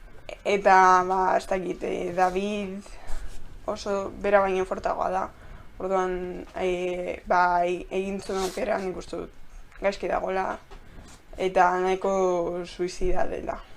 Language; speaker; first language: Basque; non-native, local second language; Spanish